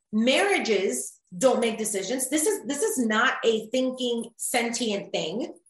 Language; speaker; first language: English; early bilingual, other home language; Spanish